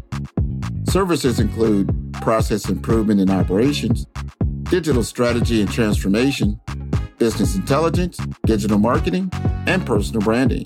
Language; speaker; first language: English; native; English